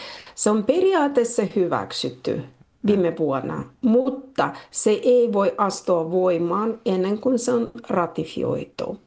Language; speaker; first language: Finnish; non-native, fluent; Russian